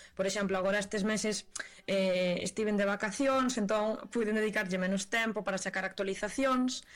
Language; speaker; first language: Galician; native; Galician